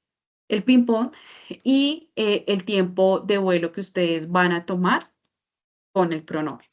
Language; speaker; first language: Spanish; native; Spanish